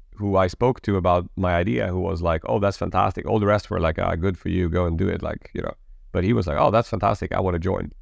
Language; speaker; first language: English; early bilingual, other home language; Polish